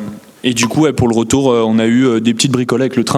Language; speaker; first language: French; native; French